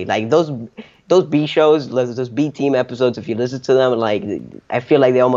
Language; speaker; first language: English; early bilingual, other home language; Spanish